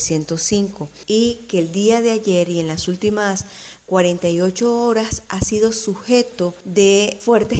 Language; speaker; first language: Spanish; native; Spanish